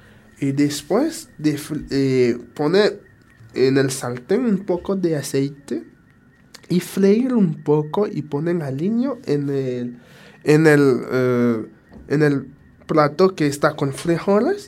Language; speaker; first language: Spanish; non-native, fluent; Haitian Creole